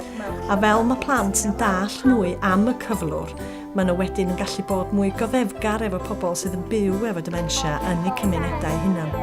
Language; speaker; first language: Welsh; native; Welsh